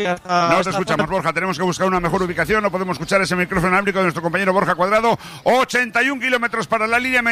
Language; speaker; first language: Spanish; native; Spanish